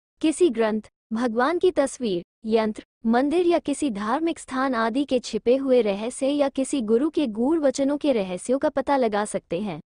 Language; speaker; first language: Hindi; native; Hindi